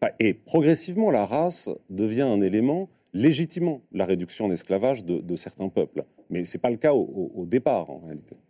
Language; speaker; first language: French; native; French